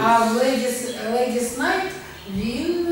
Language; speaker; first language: Ukrainian; non-native, local second language; Russian